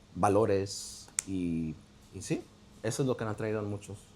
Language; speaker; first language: Spanish; early bilingual, heritage; Spanish